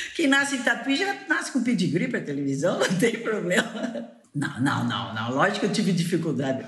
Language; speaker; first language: Portuguese; native; Portuguese